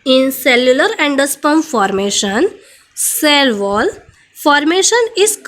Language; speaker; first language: English; non-native, local second language; Gujarati